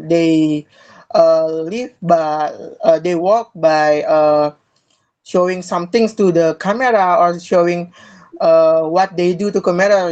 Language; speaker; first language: English; non-native, learner; Indonesian